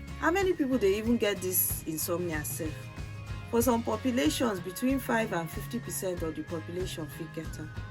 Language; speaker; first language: Nigerian Pidgin; non-native, local second language; Yoruba